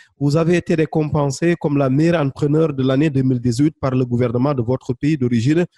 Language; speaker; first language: French; non-native, local second language; Wolof